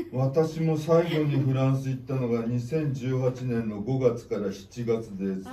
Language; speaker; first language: Japanese; native; Japanese